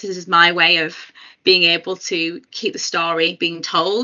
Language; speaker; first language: English; native; English